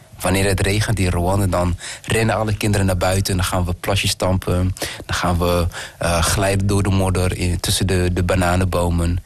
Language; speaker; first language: Dutch; early bilingual, other home language; Kinyarwanda